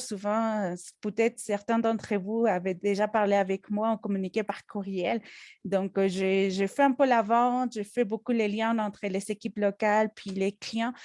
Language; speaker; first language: French; non-native, fluent; Spanish